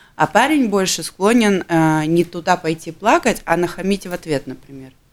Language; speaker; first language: Russian; native; Russian